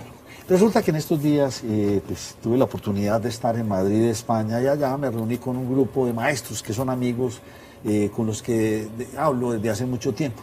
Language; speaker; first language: Spanish; native; Spanish